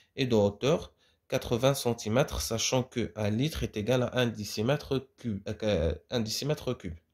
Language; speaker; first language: French; non-native, local second language; Arabic